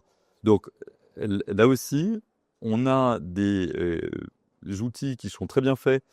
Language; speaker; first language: French; native; French